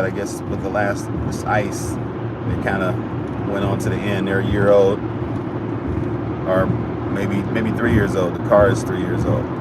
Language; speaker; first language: English; native; English